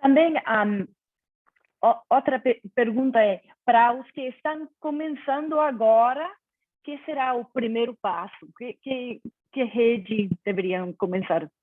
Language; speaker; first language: Portuguese; non-native, fluent; Spanish